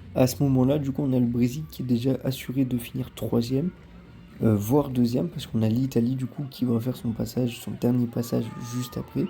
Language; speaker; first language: French; native; French